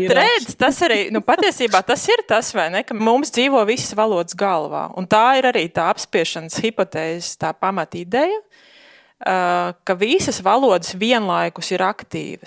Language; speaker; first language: Latvian; native; Latvian